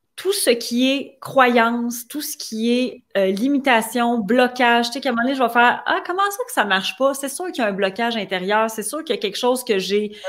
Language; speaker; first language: French; native; French